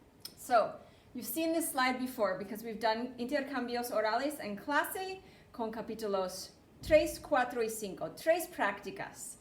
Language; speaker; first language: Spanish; non-native, fluent; English